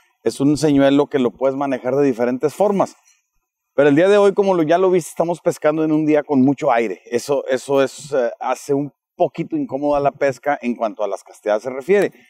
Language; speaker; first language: Spanish; native; Spanish